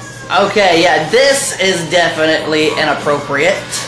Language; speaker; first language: English; native; English